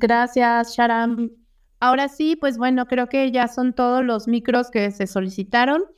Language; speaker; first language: Spanish; native; Spanish